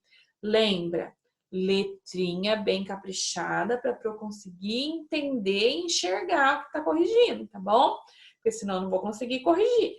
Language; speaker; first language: Portuguese; native; Portuguese